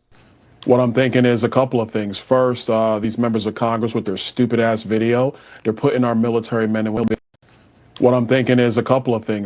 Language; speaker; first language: English; native; English